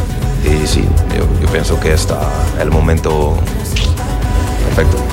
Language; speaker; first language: Spanish; non-native, learner; French